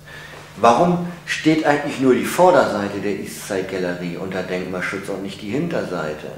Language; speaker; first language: German; native; German